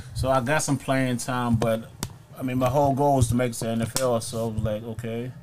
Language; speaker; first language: English; early bilingual, other home language; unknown